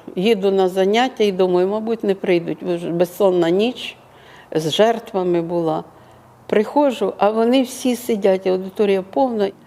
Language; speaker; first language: Ukrainian; non-native, local second language; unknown